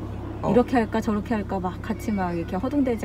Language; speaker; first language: Korean; native; Korean